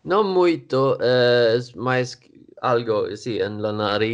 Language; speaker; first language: Portuguese; non-native, learner; Swedish